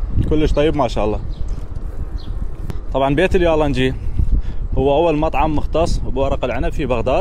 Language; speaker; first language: Arabic; native; Arabic